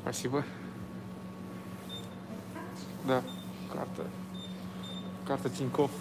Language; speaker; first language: Russian; native; Russian